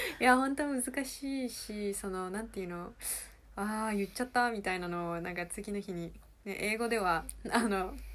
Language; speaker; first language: Japanese; early bilingual, heritage; Japanese